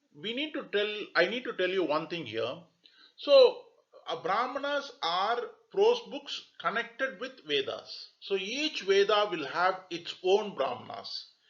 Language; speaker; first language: English; non-native, local second language; Tamil